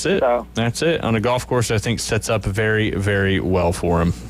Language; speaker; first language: English; native; English